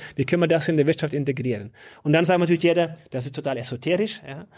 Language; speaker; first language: German; non-native, fluent; Norwegian